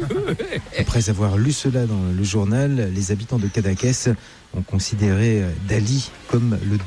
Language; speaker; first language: French; native; French